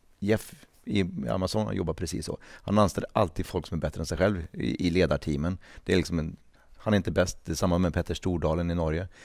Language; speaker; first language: Swedish; native; Swedish